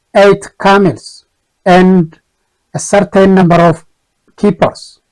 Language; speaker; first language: English; non-native, local second language; Amharic